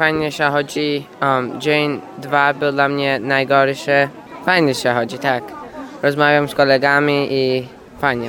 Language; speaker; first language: Polish; early bilingual, heritage; Polish